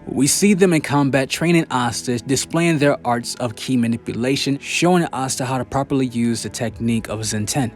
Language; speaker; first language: English; native; English